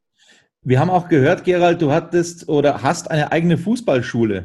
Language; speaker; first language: German; native; German